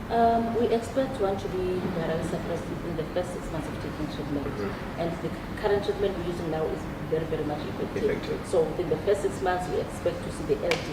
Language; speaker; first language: English; non-native, local second language; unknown